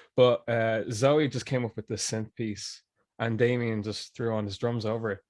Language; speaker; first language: English; native; English